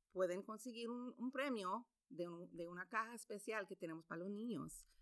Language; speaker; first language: Spanish; early bilingual, heritage; Spanish